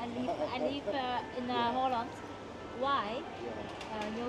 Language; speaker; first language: English; non-native, learner; Chinese